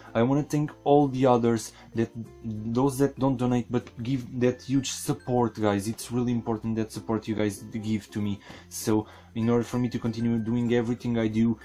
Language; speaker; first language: English; non-native, fluent; Portuguese